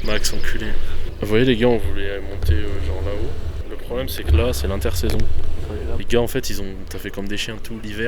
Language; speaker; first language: French; native; French